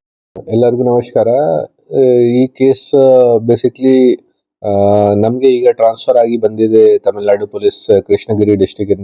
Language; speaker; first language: Kannada; non-native, local second language; Hindi